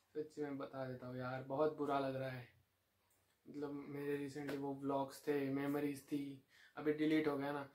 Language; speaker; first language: Hindi; non-native, local second language; Marathi